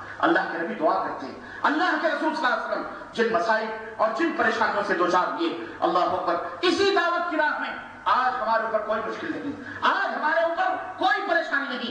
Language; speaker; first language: Urdu; native; Urdu